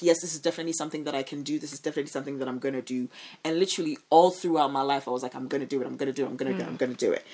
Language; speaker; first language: English; non-native, local second language; Akan